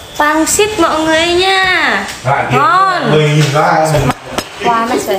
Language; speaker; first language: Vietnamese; non-native, learner; Indonesian